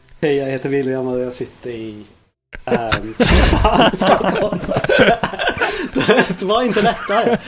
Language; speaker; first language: Swedish; non-native, fluent; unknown